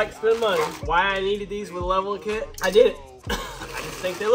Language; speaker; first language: English; native; English